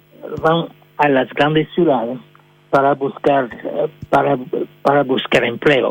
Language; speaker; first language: Spanish; non-native, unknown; French